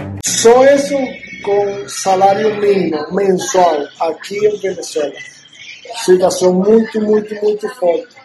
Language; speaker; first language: Portuguese; non-native, learner; Spanish